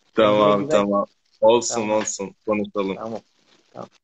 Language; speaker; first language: Turkish; non-native, learner; Arabic